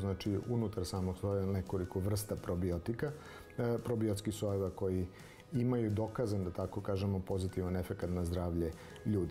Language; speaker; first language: Serbian; native; Serbian